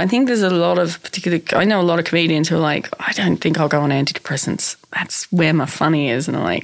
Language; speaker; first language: English; native; English